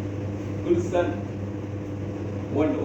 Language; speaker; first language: English; non-native, learner; Hindi